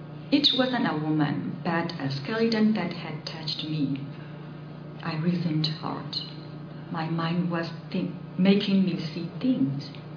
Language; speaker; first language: English; non-native, fluent; Burmese